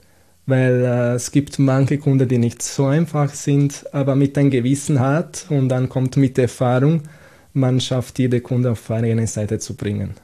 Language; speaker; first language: German; non-native, fluent; Italian